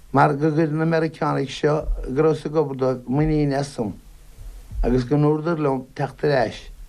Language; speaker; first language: Irish; native; Irish